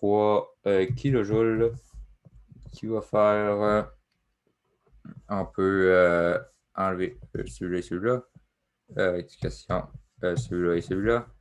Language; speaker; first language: French; native; French